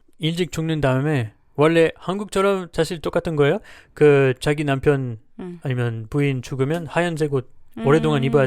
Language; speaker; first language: Korean; non-native, learner; French